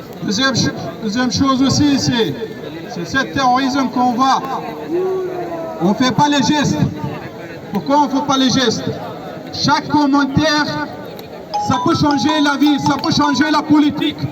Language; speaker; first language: French; non-native, fluent; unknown